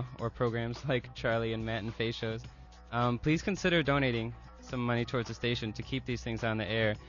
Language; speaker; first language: English; native; English